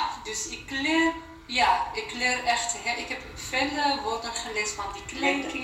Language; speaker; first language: Dutch; non-native, learner; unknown